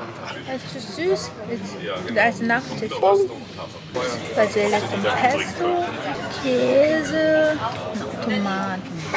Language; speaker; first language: German; non-native, learner; Korean